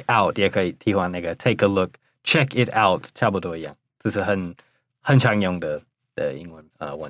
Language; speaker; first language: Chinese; non-native, fluent; English